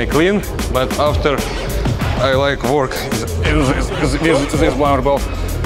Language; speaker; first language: English; non-native, learner; Russian